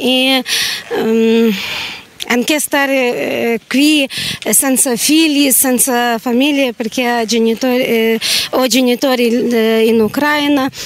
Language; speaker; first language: Italian; non-native, learner; Ukrainian